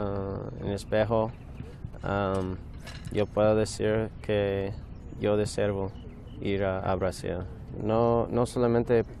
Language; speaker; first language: Spanish; non-native, learner; English